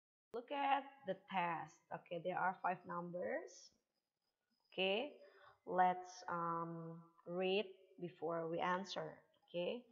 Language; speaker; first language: English; non-native, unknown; Indonesian